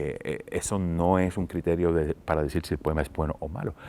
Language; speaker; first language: Spanish; native; Spanish